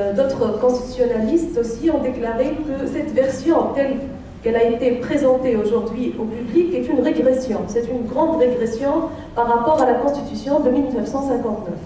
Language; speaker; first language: French; non-native, local second language; Arabic